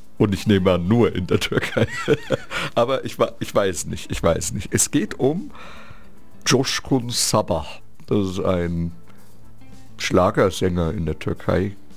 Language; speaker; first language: German; early bilingual, other home language; Turkish